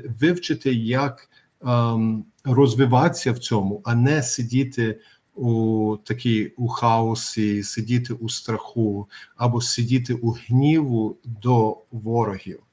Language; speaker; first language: Ukrainian; early bilingual, heritage; Ukrainian